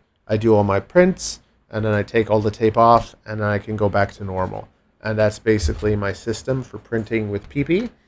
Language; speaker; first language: English; native; English